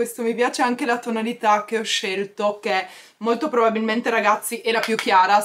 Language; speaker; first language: Italian; native; Italian